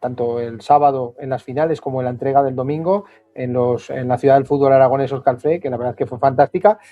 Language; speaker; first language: Spanish; native; Spanish